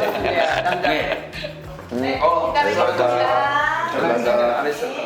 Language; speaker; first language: Korean; non-native, learner; Vietnamese